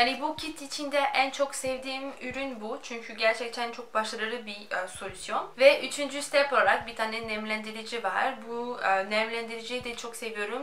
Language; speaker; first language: Turkish; non-native, fluent; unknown